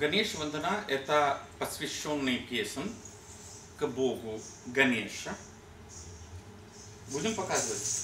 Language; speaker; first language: Russian; non-native, learner; Hindi